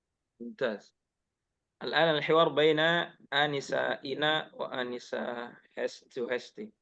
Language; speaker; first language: Arabic; non-native, fluent; Indonesian